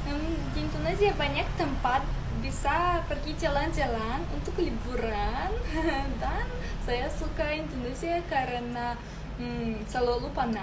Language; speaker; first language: Indonesian; non-native, learner; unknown